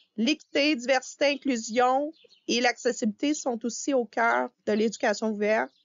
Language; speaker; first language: French; native; French